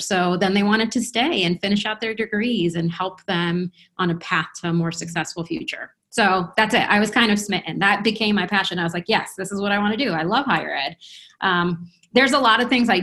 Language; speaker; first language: English; early bilingual, other home language; Spanish